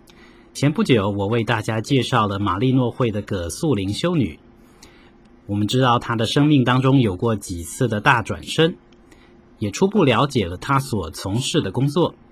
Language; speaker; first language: Chinese; native; Chinese